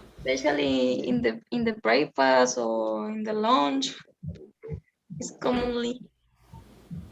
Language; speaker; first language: English; non-native, learner; Spanish